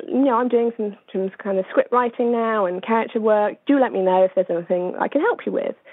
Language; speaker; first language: English; native; English